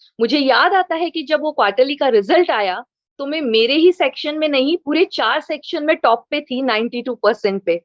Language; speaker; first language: Hindi; non-native, local second language; Marathi